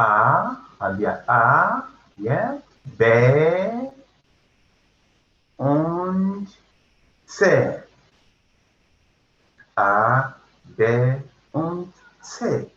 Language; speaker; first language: German; non-native, fluent; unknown